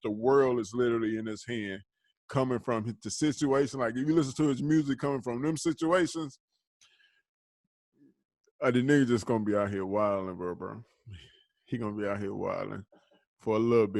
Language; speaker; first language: English; native; English